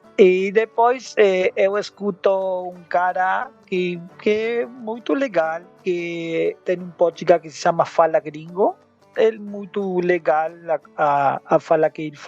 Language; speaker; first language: Portuguese; non-native, learner; Spanish